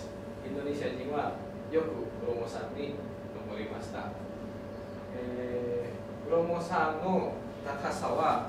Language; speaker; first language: Japanese; non-native, learner; Indonesian